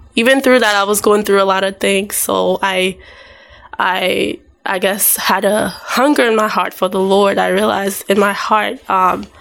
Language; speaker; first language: English; early bilingual, other home language; Haitian Creole